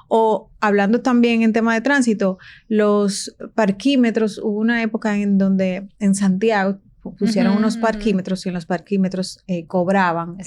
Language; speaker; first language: Spanish; native; Spanish